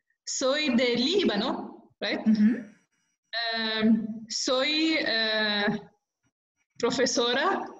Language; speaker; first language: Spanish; non-native, learner; Arabic